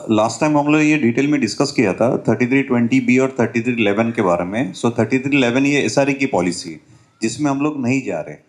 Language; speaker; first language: Hindi; non-native, local second language; Marathi